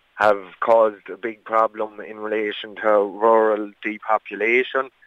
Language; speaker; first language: English; native; English